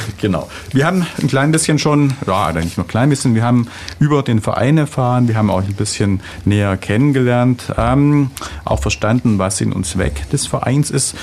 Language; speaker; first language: German; native; German